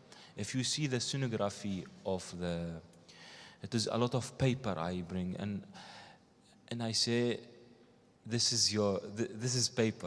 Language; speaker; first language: English; non-native, learner; Arabic